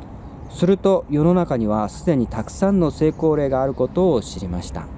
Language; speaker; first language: Japanese; non-native, fluent; Korean